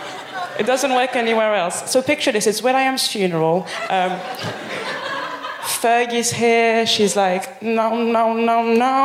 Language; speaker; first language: English; non-native, fluent; French